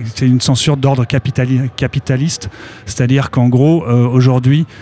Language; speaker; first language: French; native; French